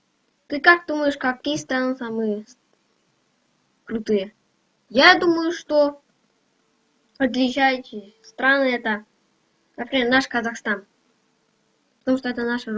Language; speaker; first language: Russian; non-native, local second language; Kazakh